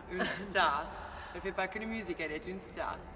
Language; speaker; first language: French; non-native, learner; English